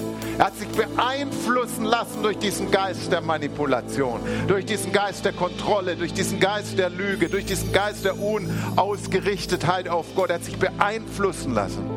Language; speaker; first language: German; native; German